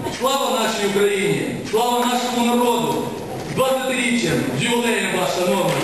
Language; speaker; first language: Ukrainian; non-native, local second language; Russian